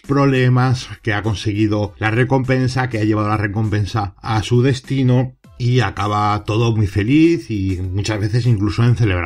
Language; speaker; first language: Spanish; native; Spanish